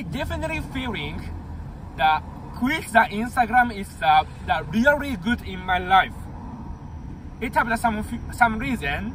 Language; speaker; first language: English; non-native, learner; Japanese